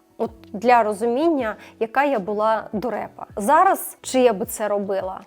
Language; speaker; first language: Ukrainian; non-native, local second language; Russian